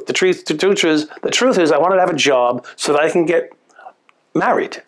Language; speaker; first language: English; native; English